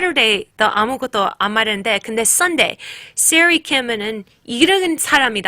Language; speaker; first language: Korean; early bilingual, heritage; English